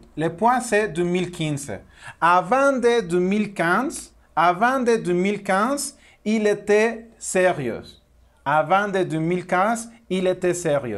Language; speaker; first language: French; non-native, learner; Spanish